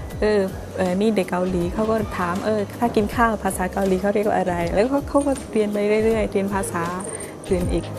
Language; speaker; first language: Thai; early bilingual, heritage; Thai